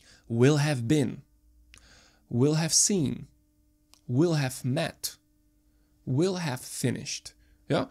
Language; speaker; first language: English; non-native, fluent; Czech